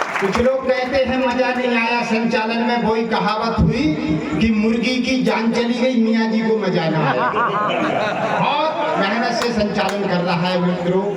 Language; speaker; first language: Hindi; native; Hindi